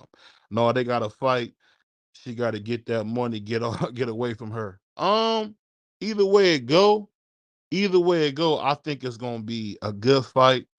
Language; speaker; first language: English; native; English